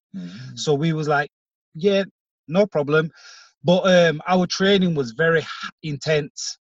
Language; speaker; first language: English; native; English